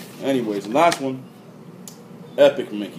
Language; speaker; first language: English; native; English